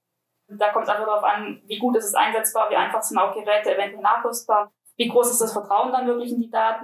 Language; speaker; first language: German; native; German